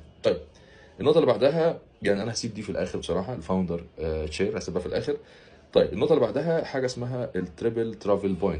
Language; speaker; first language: Arabic; native; Arabic